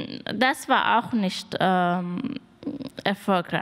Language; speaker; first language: German; non-native, learner; Persian